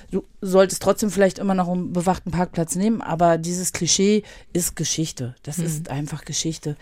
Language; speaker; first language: German; native; German